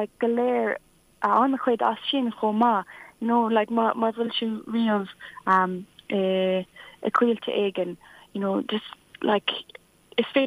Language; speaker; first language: Irish; non-native, local second language; English